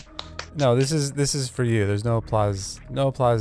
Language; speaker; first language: English; native; English